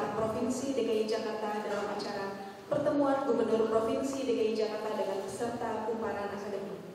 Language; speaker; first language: Indonesian; native; Indonesian